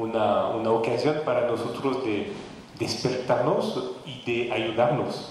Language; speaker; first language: Spanish; non-native, fluent; French